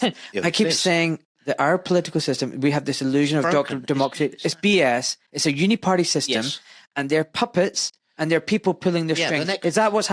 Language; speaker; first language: English; native; English